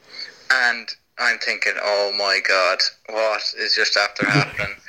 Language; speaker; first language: English; native; English